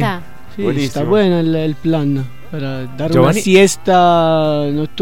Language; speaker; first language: Spanish; non-native, learner; Italian